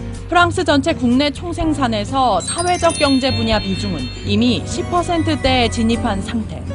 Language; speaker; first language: Korean; native; Korean